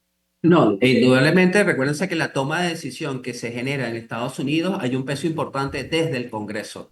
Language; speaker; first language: Spanish; native; Spanish